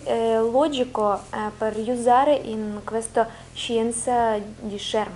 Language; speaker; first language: Italian; non-native, learner; Russian